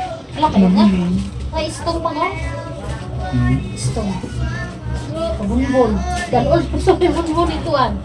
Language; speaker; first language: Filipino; non-native, local second language; Cebuano